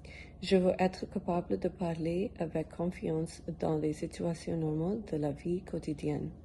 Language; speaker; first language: French; non-native, learner; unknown